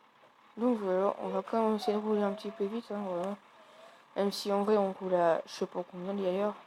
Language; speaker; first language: French; native; French